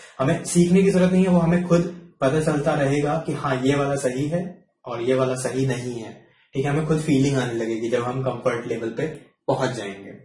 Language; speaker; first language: Hindi; native; Hindi